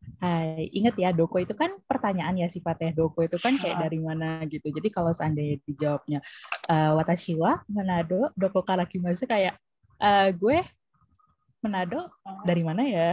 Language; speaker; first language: Indonesian; native; Indonesian